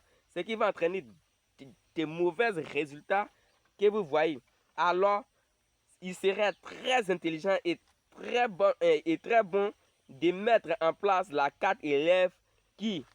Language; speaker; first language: French; non-native, local second language; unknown